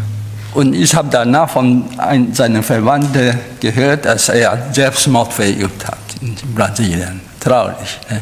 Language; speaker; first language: German; non-native, fluent; Chinese